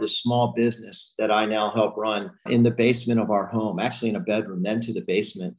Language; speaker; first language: English; native; English